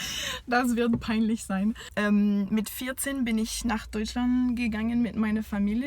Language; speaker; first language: German; non-native, fluent; French